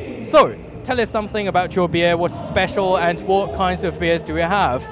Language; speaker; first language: English; non-native, fluent; Chinese